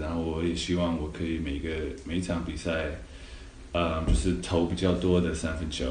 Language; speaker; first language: Chinese; early bilingual, other home language; English